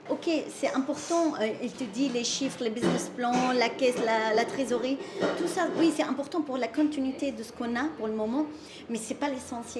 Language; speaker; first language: French; non-native, fluent; Arabic